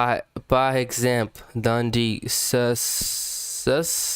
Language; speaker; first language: French; non-native, learner; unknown